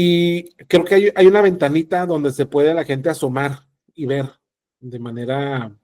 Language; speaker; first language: Spanish; native; Spanish